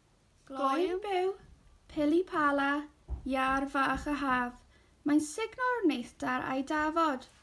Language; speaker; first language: Welsh; non-native, local second language; English